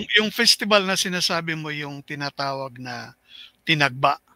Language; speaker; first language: Filipino; non-native, local second language; Bikol